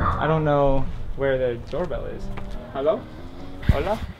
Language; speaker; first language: English; native; English